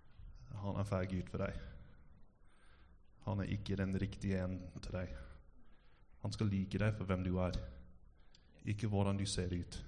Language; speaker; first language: Norwegian; non-native, fluent; English